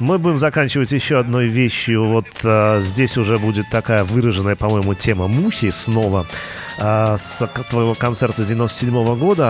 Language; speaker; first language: Russian; native; Russian